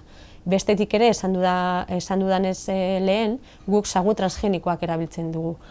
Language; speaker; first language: Basque; non-native, local second language; Spanish